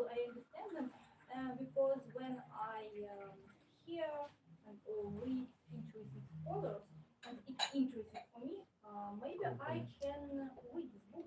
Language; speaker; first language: English; non-native, learner; Ukrainian